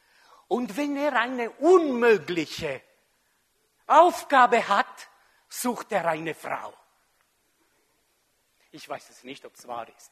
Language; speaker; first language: German; non-native, fluent; French